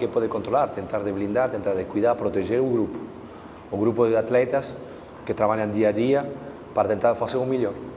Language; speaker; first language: Portuguese; non-native, fluent; Spanish